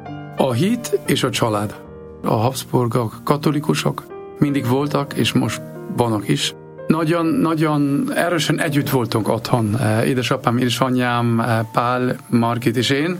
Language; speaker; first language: Hungarian; non-native, fluent; German